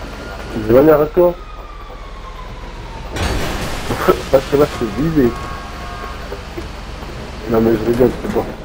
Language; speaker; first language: French; native; French